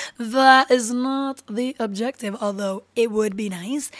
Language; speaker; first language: English; non-native, local second language; Spanish